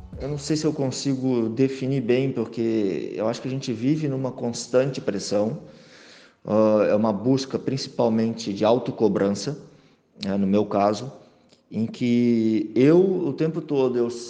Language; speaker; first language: Portuguese; native; Portuguese